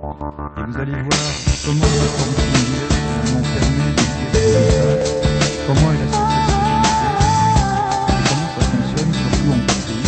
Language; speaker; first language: French; native; French